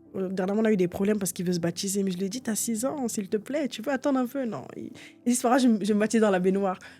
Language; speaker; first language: French; early bilingual, other home language; Portuguese